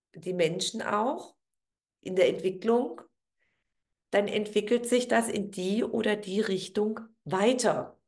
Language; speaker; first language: German; native; German